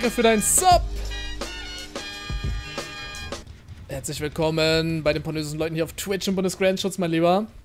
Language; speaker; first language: German; native; German